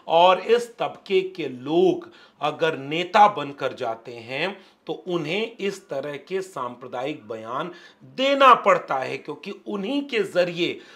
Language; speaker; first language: Hindi; native; Hindi